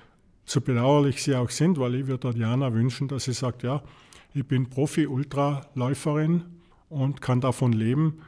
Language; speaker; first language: German; native; German